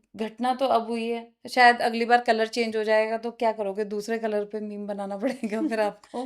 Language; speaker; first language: Hindi; non-native, local second language; Nepali